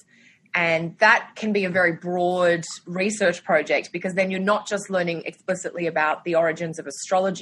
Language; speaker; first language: English; native; English